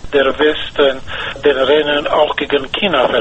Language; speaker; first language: German; non-native, fluent; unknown